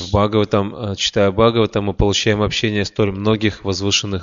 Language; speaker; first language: Russian; native; Russian